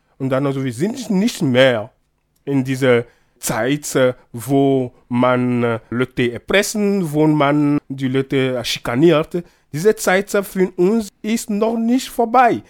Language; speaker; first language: German; non-native, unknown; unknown